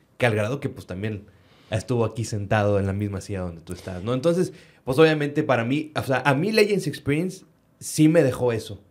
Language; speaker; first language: Spanish; native; Spanish